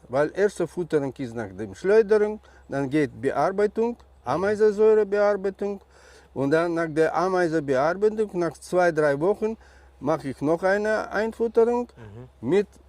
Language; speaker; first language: German; non-native, learner; Russian